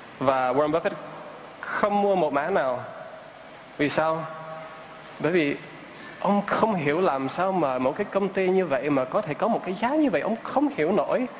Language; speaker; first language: Vietnamese; non-native, fluent; English